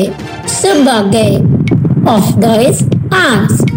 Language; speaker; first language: German; non-native, fluent; Indonesian